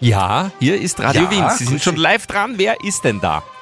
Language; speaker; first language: German; native; German